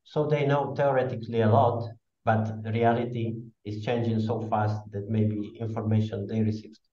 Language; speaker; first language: English; non-native, fluent; Slovak